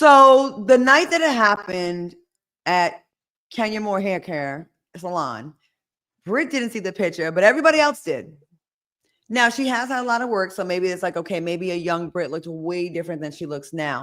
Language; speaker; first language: English; native; English